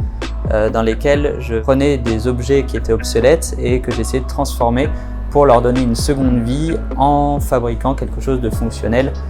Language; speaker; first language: French; native; French